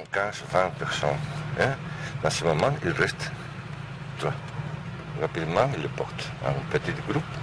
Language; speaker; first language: French; non-native, learner; Spanish